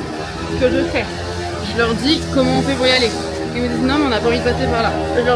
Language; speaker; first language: French; native; French